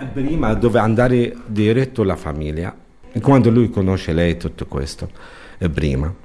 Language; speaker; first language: Italian; non-native, learner; Arabic